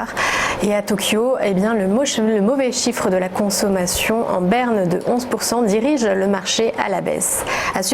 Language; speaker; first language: French; native; French